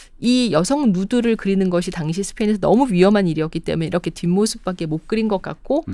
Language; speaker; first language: Korean; native; Korean